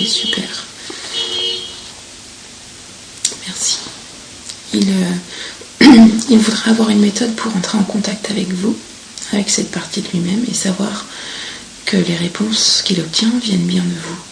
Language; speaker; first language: French; native; French